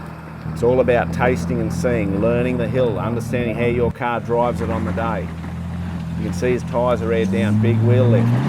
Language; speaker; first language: English; native; English